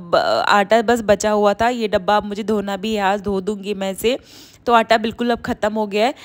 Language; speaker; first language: Hindi; native; Hindi